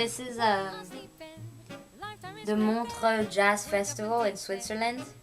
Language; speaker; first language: English; non-native, fluent; French